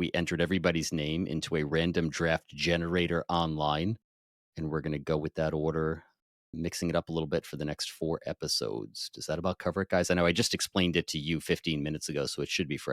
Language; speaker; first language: English; native; English